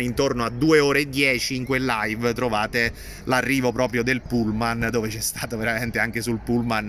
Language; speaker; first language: Italian; native; Italian